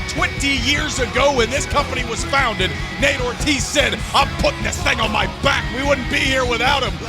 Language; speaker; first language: English; native; English